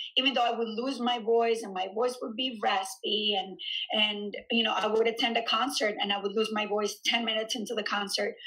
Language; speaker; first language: English; early bilingual, other home language; Spanish